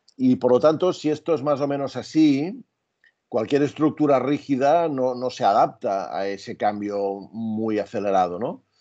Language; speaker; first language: Spanish; native; Spanish